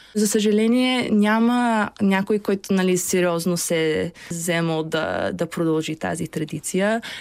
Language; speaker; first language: Bulgarian; early bilingual, heritage; Bulgarian